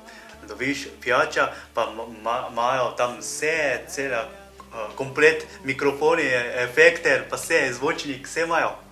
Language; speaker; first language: Slovenian; non-native, learner; Japanese